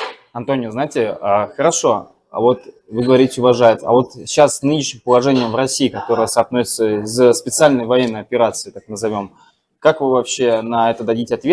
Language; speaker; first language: Russian; native; Russian